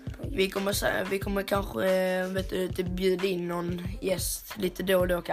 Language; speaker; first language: Swedish; native; Swedish